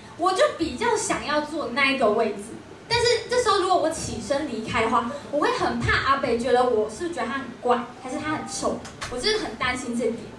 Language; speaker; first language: Chinese; native; Chinese